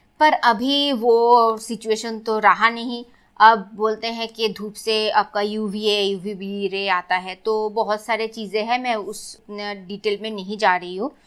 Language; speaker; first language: Hindi; non-native, local second language; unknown